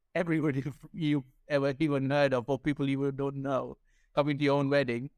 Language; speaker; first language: English; non-native, local second language; Sinhala